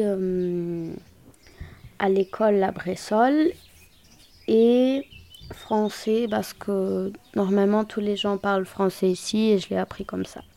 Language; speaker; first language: French; non-native, local second language; German